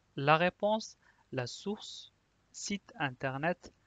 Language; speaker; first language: French; non-native, local second language; Arabic